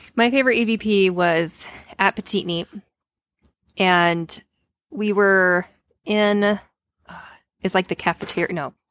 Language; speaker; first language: English; native; English